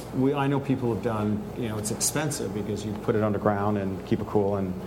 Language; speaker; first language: English; native; English